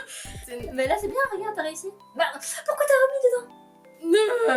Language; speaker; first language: French; native; French